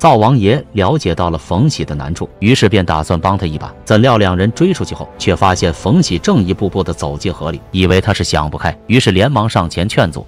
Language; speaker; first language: Chinese; native; Chinese